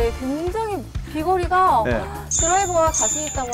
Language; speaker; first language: Korean; native; Korean